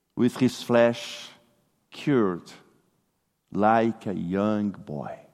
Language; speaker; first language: English; non-native, fluent; Portuguese